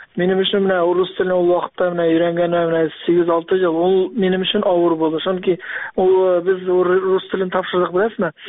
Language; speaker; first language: Tatar; early bilingual, heritage; Tatar